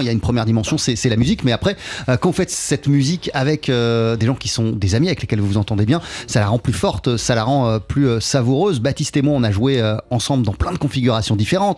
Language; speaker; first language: French; native; French